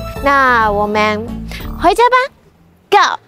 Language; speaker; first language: Chinese; non-native, fluent; Japanese